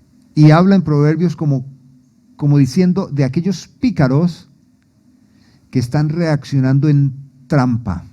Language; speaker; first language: Spanish; native; Spanish